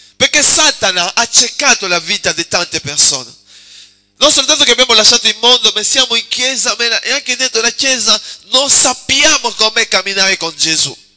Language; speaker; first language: Italian; non-native, fluent; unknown